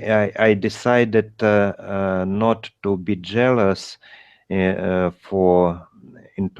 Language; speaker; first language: English; non-native, learner; Russian